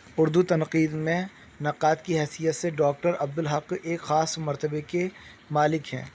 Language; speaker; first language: Urdu; native; Urdu